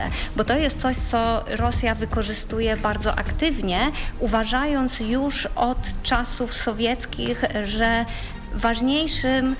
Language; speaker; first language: Polish; native; Polish